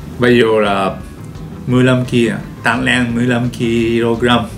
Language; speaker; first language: Vietnamese; non-native, learner; Japanese